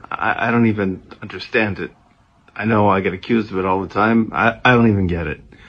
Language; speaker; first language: English; native; English